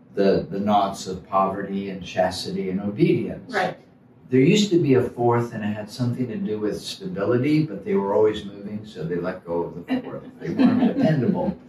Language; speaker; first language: English; native; English